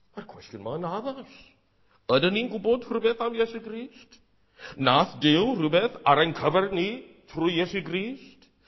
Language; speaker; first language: Welsh; non-native, fluent; English